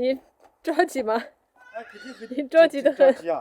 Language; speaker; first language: Chinese; non-native, fluent; Swedish